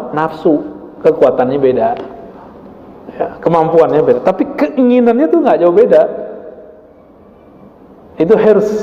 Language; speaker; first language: Indonesian; native; Indonesian